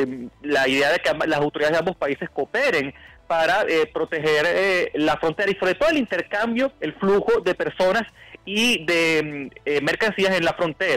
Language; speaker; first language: Spanish; native; Spanish